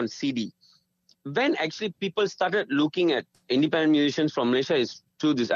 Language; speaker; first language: English; non-native, local second language; Tamil